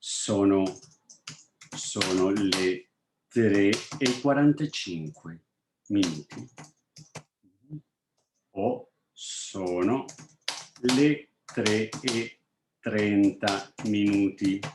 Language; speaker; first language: Italian; non-native, fluent; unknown